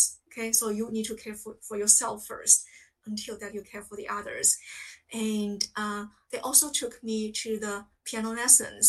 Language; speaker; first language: English; non-native, fluent; Chinese